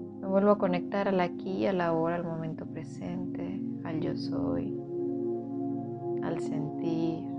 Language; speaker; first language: Spanish; native; Spanish